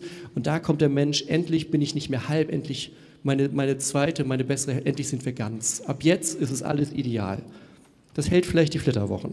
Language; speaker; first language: German; native; German